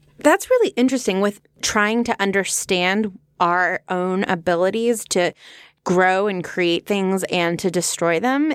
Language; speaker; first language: English; native; English